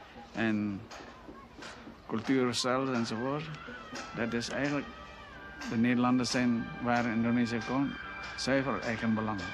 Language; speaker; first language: Dutch; non-native, local second language; Indonesian